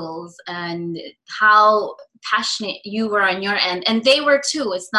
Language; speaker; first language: English; native; English